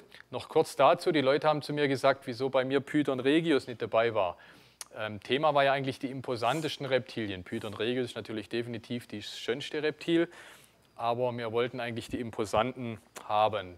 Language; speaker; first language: German; native; German